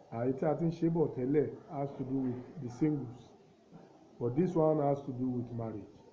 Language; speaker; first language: English; non-native, local second language; Yoruba